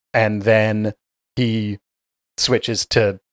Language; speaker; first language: English; native; English